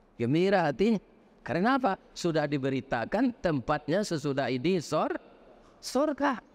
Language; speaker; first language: Indonesian; non-native, local second language; Minangkabau